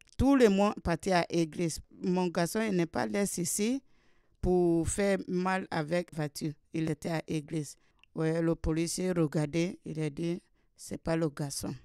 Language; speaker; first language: French; non-native, learner; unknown